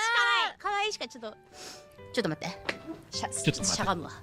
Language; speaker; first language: Japanese; native; Japanese